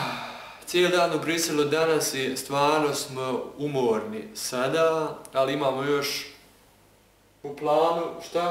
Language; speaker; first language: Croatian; early bilingual, heritage; Croatian